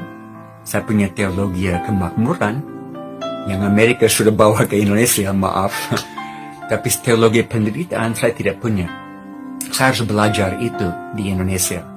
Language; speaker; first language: Indonesian; non-native, fluent; English